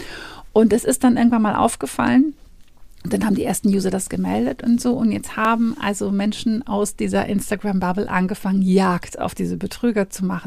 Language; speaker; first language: German; native; German